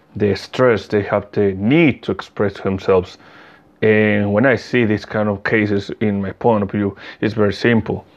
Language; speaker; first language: English; non-native, learner; Spanish